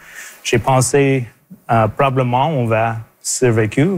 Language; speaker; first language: French; non-native, local second language; English